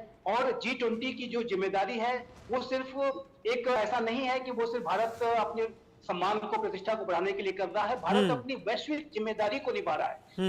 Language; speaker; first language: Hindi; native; Hindi